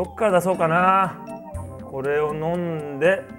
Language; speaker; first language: Japanese; native; Japanese